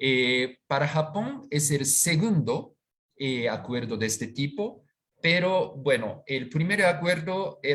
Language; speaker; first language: Spanish; non-native, fluent; Japanese